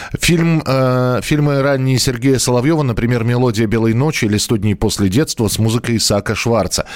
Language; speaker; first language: Russian; native; Russian